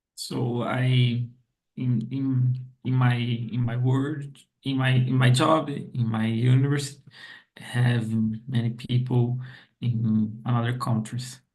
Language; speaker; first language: English; non-native, learner; Portuguese